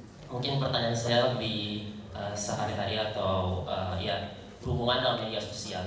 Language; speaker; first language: Indonesian; native; Indonesian